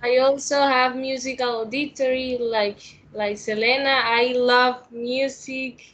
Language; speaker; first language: English; non-native, learner; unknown